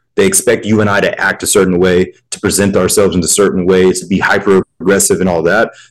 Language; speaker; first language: English; native; English